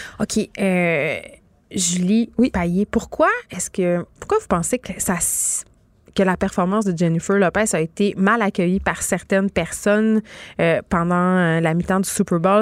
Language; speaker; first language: French; native; French